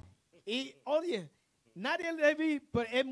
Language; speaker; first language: Spanish; non-native, learner; English